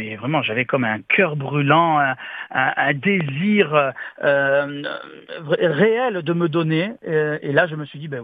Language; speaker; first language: French; native; French